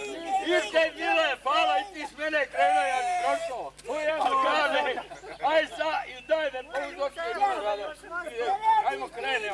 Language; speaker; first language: Bosnian; native; Bosnian